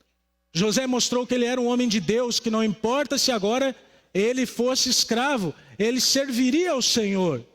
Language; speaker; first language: Portuguese; native; Portuguese